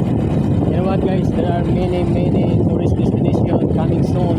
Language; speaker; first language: English; non-native, learner; Cebuano